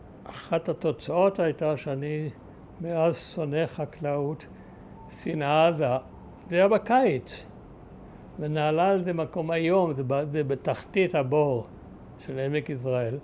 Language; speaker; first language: Hebrew; early bilingual, other home language; German